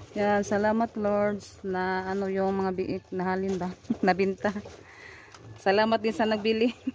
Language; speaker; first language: Filipino; non-native, local second language; Cebuano